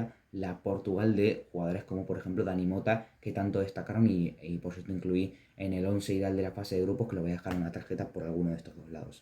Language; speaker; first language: Spanish; native; Spanish